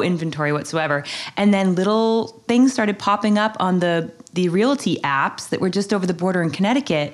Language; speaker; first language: English; native; English